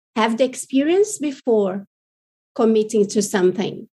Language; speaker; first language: English; non-native, fluent; Portuguese